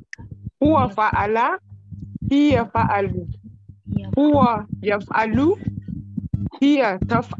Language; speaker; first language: Arabic; non-native, learner; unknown